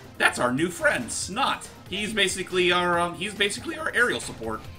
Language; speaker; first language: English; native; English